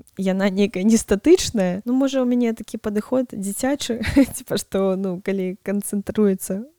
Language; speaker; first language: Belarusian; non-native, local second language; Russian